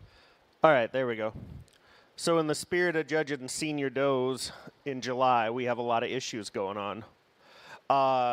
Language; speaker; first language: English; native; English